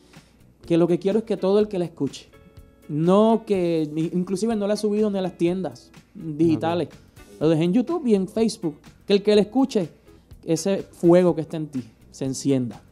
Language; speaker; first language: Spanish; native; Spanish